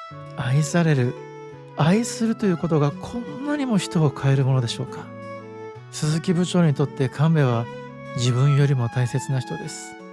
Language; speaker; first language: Japanese; native; Japanese